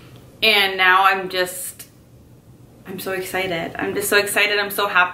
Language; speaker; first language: English; native; English